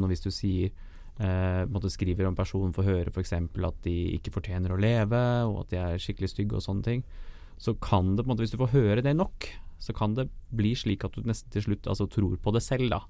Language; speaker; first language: Norwegian; native; Norwegian